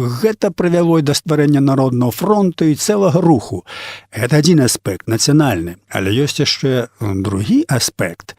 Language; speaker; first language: Belarusian; native; Belarusian